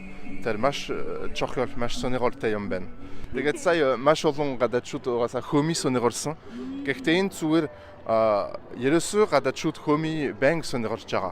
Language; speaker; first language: Mongolian; non-native, fluent; French